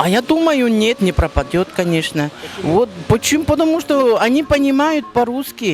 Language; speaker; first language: Russian; non-native, local second language; Tuvinian